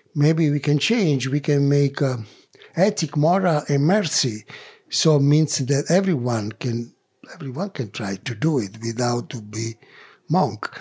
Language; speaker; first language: English; non-native, learner; Italian